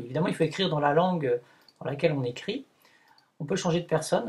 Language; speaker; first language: French; native; French